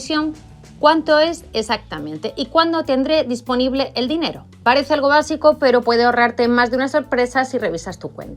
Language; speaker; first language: Spanish; native; Spanish